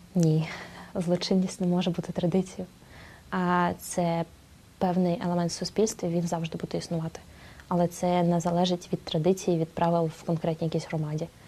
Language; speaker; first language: Ukrainian; non-native, local second language; Romany